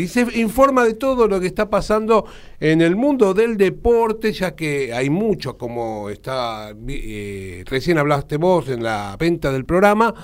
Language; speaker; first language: Spanish; native; Spanish